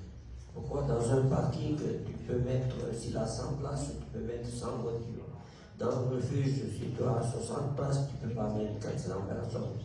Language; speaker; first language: French; non-native, local second language; Italian